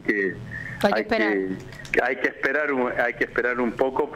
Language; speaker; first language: Spanish; native; Spanish